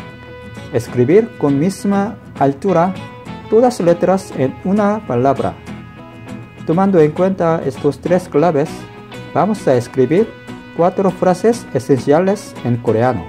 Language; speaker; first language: Spanish; non-native, learner; Korean